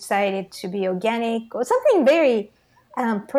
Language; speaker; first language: English; non-native, fluent; Japanese